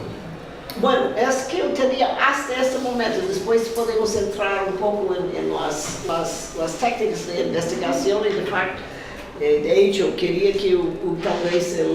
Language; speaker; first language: Spanish; non-native, fluent; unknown